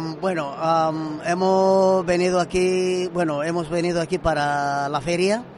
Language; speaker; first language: Spanish; non-native, fluent; Swahili